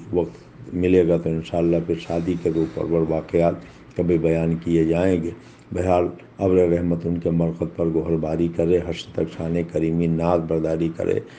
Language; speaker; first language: Urdu; native; Urdu